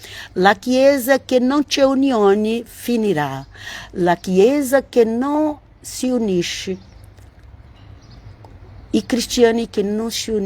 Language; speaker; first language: Italian; non-native, learner; Portuguese